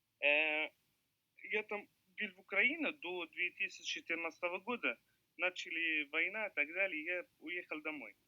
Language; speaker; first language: Russian; non-native, learner; Arabic